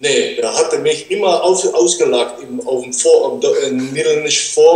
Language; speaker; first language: German; non-native, learner; Dutch